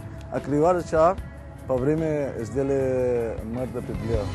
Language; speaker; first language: Russian; non-native, learner; Spanish